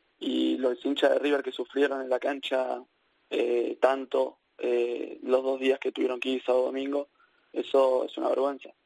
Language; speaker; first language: Spanish; native; Spanish